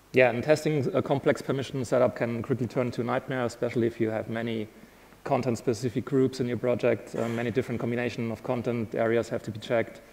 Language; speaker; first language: English; non-native, fluent; German